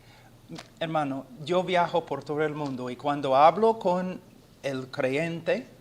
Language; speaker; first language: Spanish; non-native, fluent; English